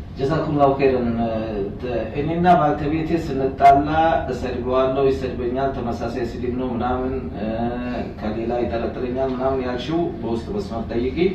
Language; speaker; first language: Amharic; native; Amharic